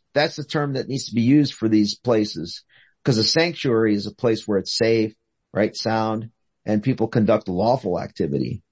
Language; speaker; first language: English; native; English